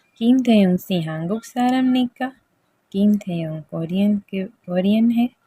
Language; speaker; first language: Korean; non-native, fluent; Hindi